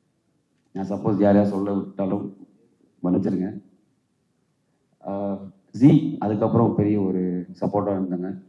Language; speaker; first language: Tamil; native; Tamil